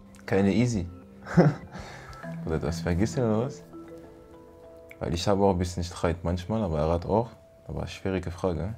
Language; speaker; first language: German; non-native, learner; French